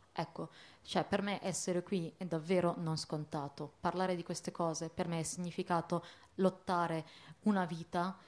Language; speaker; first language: Italian; early bilingual, other home language; Arabic